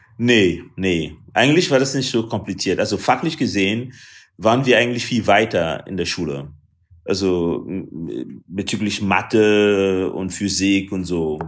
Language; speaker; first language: German; non-native, fluent; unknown